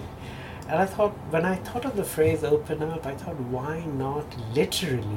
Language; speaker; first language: English; non-native, local second language; Bangla